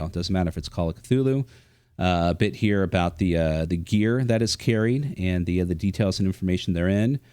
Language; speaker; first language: English; native; English